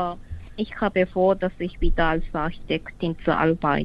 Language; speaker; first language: German; non-native, learner; Japanese